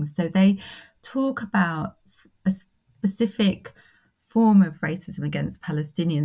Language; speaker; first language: English; native; English